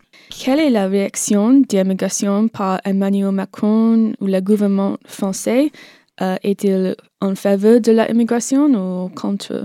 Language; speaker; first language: French; non-native, learner; English